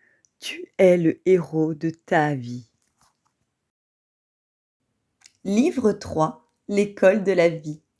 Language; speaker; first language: French; native; French